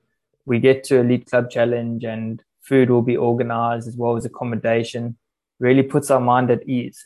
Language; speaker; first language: English; native; English